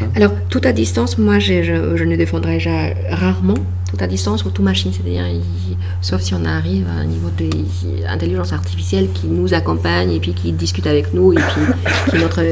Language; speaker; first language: French; non-native, fluent; Polish